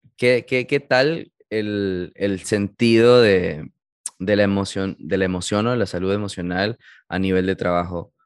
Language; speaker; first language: Spanish; early bilingual, heritage; Spanish